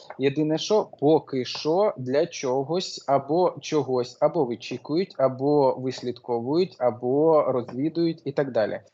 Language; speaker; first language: Ukrainian; non-native, local second language; Russian